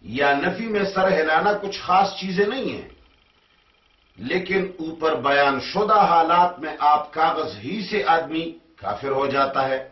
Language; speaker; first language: Urdu; non-native, local second language; Pashto